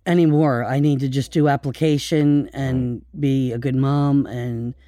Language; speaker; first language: English; native; English